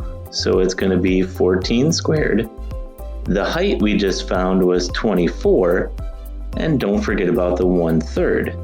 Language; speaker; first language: English; native; English